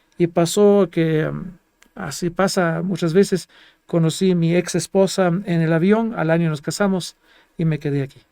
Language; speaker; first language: Spanish; non-native, fluent; Greek